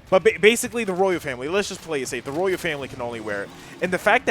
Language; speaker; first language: English; native; English